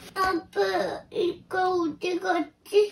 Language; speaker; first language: Korean; early bilingual, heritage; Korean